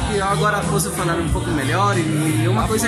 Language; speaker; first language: Portuguese; non-native, learner; Spanish